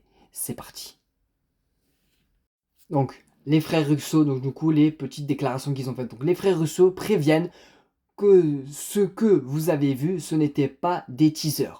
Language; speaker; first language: French; native; French